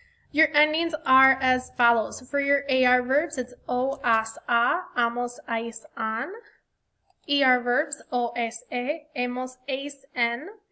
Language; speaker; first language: English; native; English